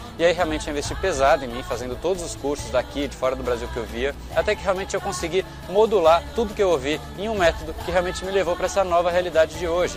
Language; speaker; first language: Portuguese; native; Portuguese